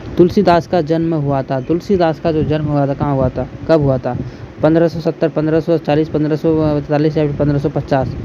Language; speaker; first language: Hindi; native; Hindi